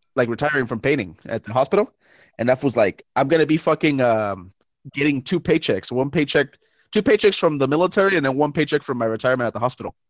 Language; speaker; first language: English; early bilingual, other home language; Spanish